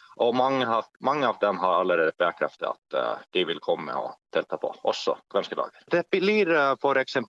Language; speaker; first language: Norwegian; non-native, fluent; Finnish